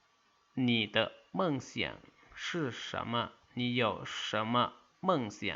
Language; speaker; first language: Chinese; non-native, fluent; Lao